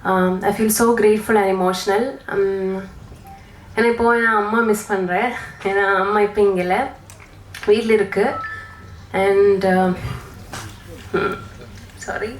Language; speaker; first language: Tamil; non-native, fluent; Malayalam